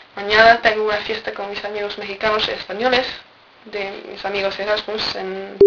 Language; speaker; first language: Spanish; non-native, fluent; English